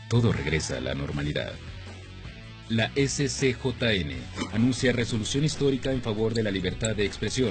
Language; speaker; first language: Spanish; native; Spanish